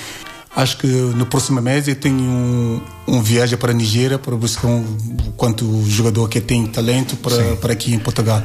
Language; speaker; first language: Portuguese; non-native, learner; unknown